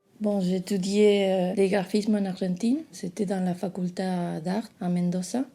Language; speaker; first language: French; non-native, fluent; Spanish